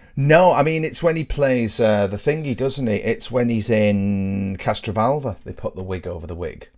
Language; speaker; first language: English; native; English